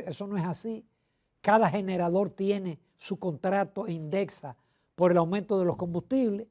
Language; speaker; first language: Spanish; native; Spanish